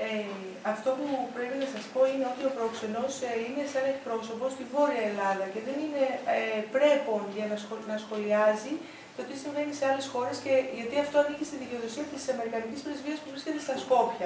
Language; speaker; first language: Greek; native; Greek